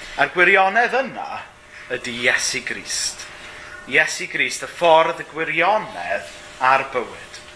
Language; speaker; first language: Welsh; native; Welsh